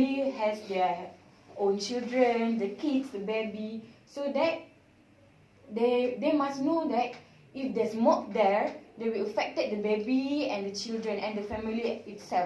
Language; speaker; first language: English; non-native, learner; Malay